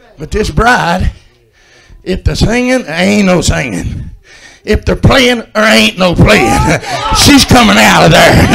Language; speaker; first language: English; native; English